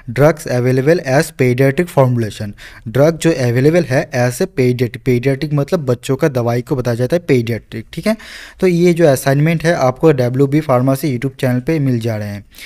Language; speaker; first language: Hindi; non-native, local second language; Bangla